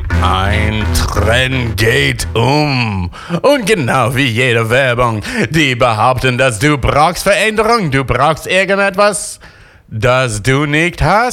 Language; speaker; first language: German; non-native, fluent; English